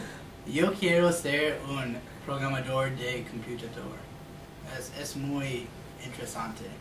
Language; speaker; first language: Spanish; non-native, learner; English